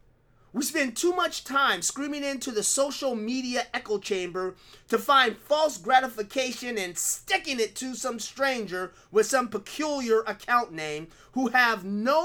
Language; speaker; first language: English; native; English